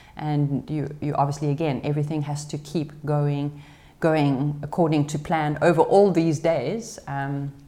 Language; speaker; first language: English; native; English